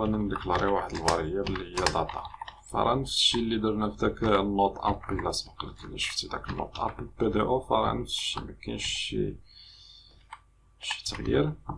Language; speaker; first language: Arabic; native; Arabic